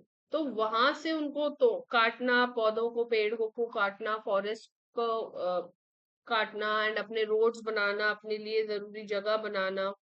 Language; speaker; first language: Hindi; native; Hindi